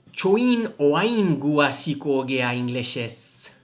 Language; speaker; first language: Basque; non-native, learner; English